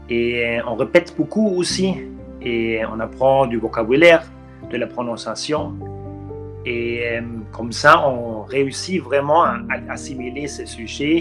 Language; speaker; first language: French; non-native, learner; German